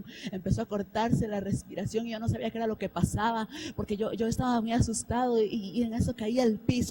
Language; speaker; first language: Spanish; native; Spanish